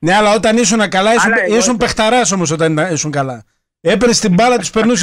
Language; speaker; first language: Greek; native; Greek